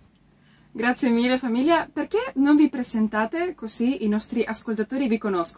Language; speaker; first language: Italian; non-native, fluent; Spanish